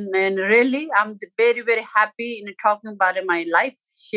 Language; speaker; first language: English; non-native, local second language; Sherpa